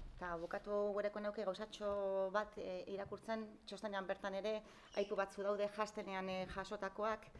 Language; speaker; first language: Basque; native; Basque